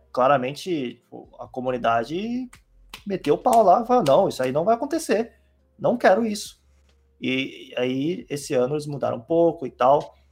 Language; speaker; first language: Portuguese; non-native, fluent; Korean